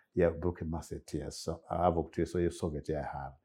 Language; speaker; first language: Norwegian; non-native, fluent; Swahili